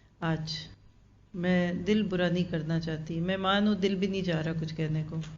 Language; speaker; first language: Urdu; native; Urdu